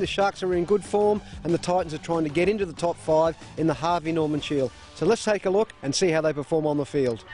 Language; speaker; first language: English; native; English